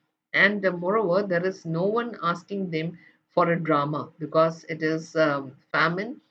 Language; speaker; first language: English; non-native, local second language; Malayalam